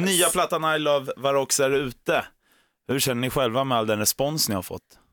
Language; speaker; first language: Swedish; native; Swedish